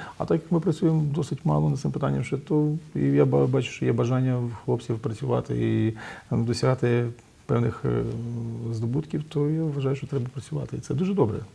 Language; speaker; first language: Ukrainian; native; Ukrainian